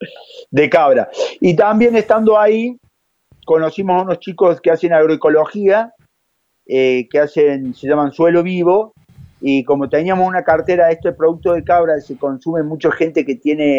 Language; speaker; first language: Spanish; native; Spanish